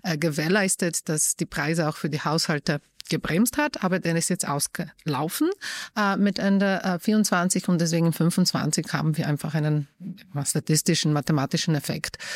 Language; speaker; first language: German; non-native, fluent; Polish